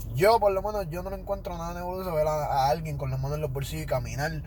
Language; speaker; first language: Spanish; native; Spanish